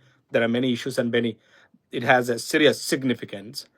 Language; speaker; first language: English; non-native, local second language; Bangla